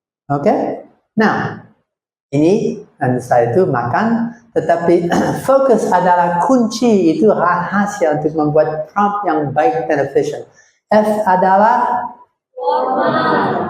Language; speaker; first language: Indonesian; non-native, fluent; English